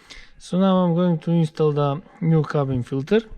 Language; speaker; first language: English; non-native, fluent; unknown